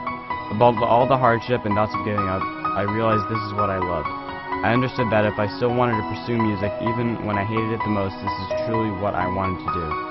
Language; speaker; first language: English; native; English